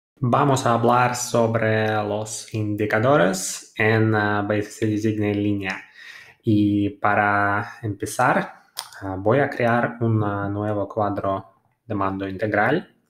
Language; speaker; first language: Spanish; non-native, fluent; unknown